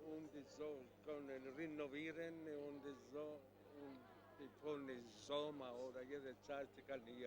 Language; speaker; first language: German; non-native, local second language; Italian